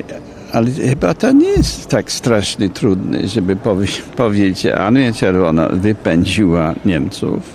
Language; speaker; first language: Polish; non-native, fluent; English